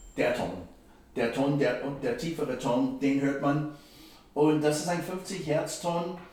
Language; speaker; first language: German; non-native, fluent; English